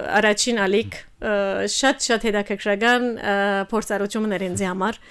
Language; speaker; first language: Armenian; early bilingual, heritage; Armenian